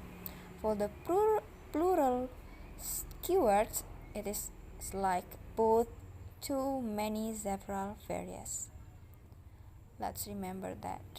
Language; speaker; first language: English; non-native, learner; Indonesian